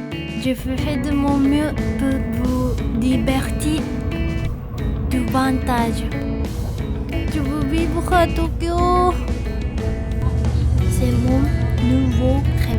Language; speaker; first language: French; non-native, learner; Japanese